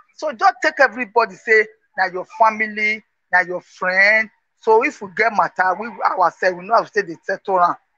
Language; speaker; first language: Nigerian Pidgin; non-native, local second language; Bini